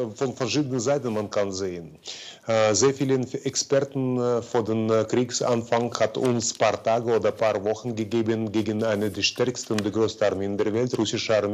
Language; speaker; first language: German; non-native, fluent; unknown